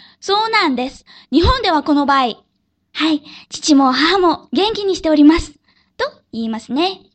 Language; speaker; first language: Japanese; non-native, fluent; Korean